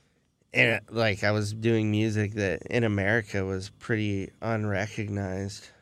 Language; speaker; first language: English; native; English